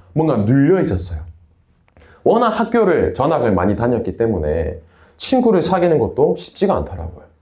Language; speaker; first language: Korean; native; Korean